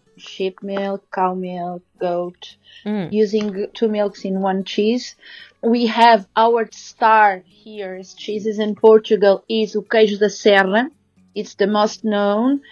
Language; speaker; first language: English; non-native, fluent; Portuguese